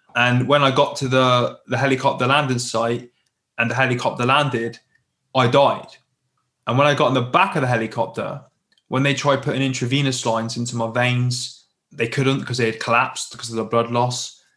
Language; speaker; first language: English; native; English